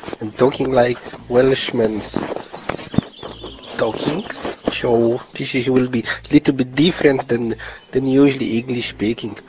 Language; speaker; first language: English; non-native, learner; Polish